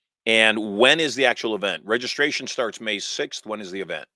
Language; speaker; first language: English; native; English